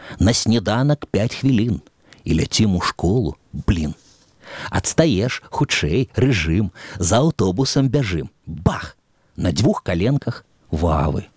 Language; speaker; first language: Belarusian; non-native, local second language; Russian